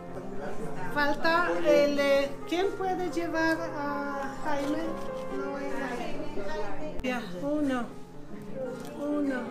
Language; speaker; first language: Spanish; non-native, fluent; Polish